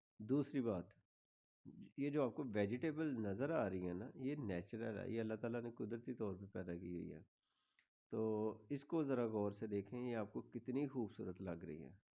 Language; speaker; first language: Urdu; non-native, local second language; Punjabi